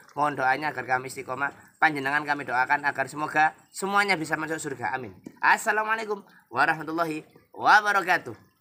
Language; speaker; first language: Indonesian; native; Indonesian